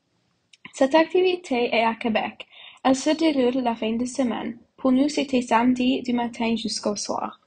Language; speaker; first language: French; non-native, learner; English